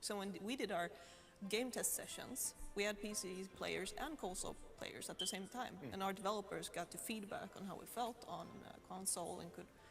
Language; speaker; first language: English; non-native, fluent; Swedish